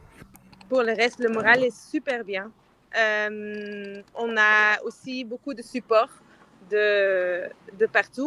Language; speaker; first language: French; non-native, fluent; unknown